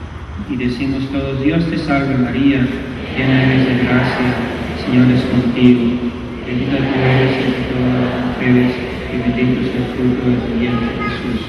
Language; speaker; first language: Spanish; native; Spanish